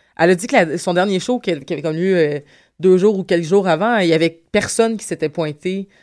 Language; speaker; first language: French; native; French